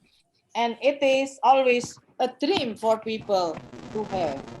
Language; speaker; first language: English; non-native, fluent; Indonesian